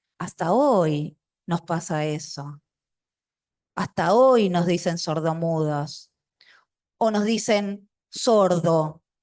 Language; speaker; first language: Spanish; non-native, local second language; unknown